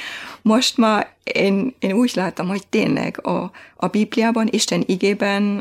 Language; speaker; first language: Hungarian; non-native, fluent; German